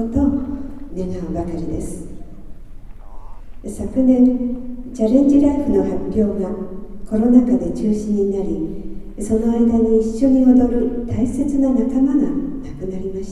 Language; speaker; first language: Japanese; native; Japanese